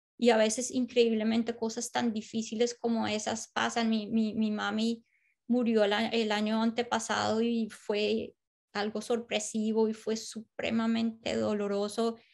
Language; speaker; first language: Spanish; native; Spanish